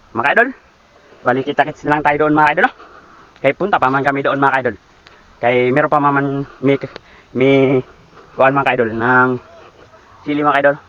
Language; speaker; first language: Filipino; non-native, local second language; Cebuano